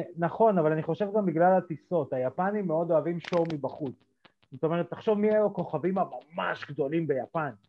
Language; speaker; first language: Hebrew; early bilingual, other home language; Russian